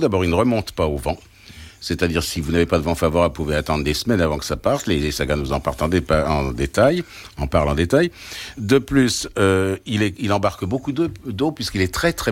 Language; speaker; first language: French; native; French